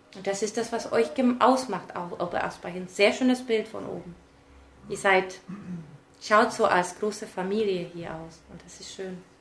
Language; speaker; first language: German; early bilingual, other home language; Czech